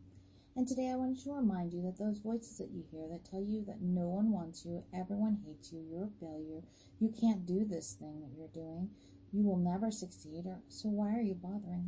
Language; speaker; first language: English; native; English